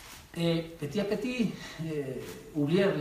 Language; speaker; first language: French; non-native, learner; Spanish